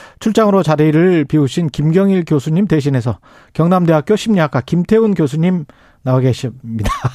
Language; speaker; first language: Korean; native; Korean